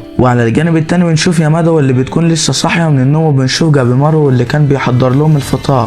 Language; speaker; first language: Arabic; native; Arabic